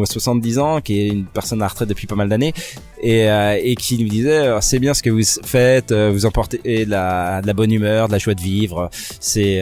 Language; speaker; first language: French; native; French